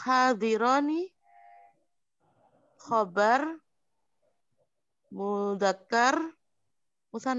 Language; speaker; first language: Arabic; non-native, learner; Indonesian